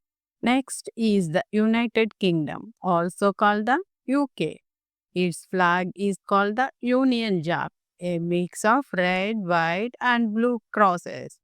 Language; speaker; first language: English; non-native, local second language; Telugu